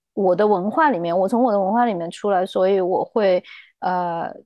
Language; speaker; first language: Chinese; native; Chinese